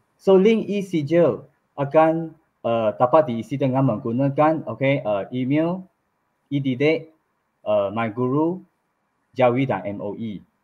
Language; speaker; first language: Malay; non-native, local second language; Chinese